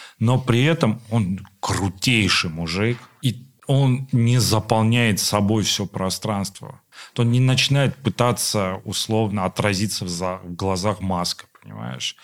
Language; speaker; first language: Russian; non-native, local second language; Armenian